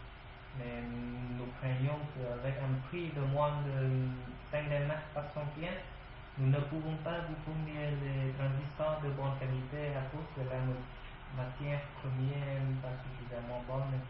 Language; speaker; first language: French; non-native, learner; Vietnamese